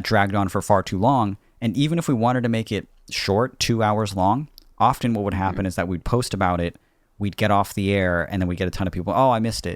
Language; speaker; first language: English; native; English